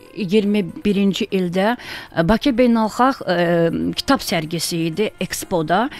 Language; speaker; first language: Azerbaijani; non-native, local second language; Talysh